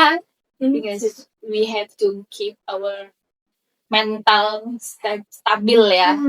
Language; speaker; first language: English; non-native, learner; Indonesian